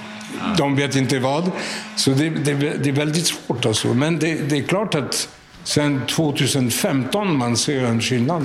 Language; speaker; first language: Swedish; non-native, fluent; French